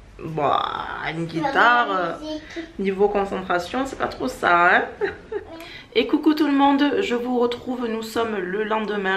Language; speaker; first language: French; native; French